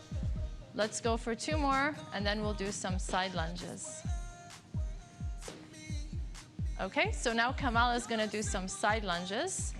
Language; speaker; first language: English; non-native, local second language; Arabic